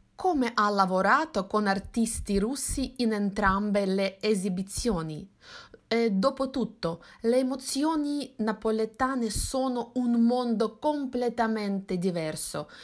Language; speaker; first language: Italian; non-native, fluent; Russian